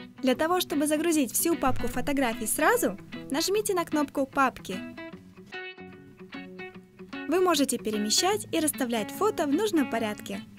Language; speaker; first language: Russian; native; Russian